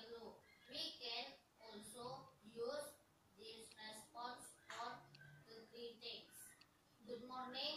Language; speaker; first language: English; non-native, learner; Indonesian